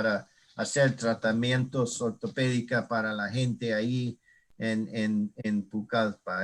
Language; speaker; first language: Spanish; non-native, learner; English